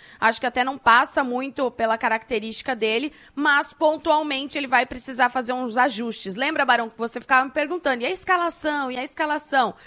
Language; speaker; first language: Portuguese; native; Portuguese